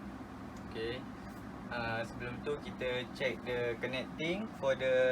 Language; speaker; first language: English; non-native, local second language; Malay